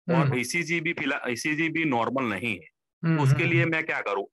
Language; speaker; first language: Hindi; non-native, local second language; Gujarati